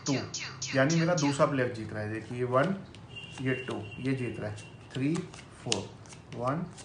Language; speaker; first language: Hindi; native; Hindi